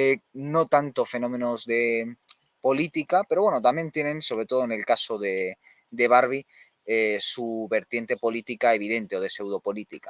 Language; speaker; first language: Spanish; native; Spanish